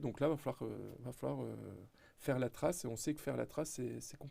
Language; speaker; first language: French; native; French